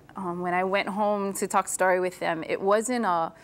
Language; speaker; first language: English; native; English